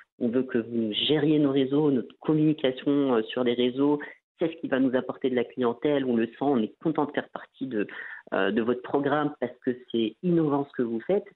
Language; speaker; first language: French; non-native, local second language; Arabic